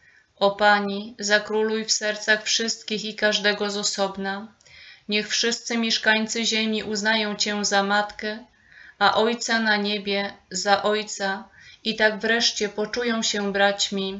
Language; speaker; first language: Polish; native; Polish